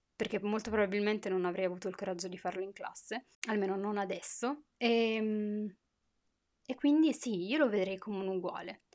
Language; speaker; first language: Italian; native; Italian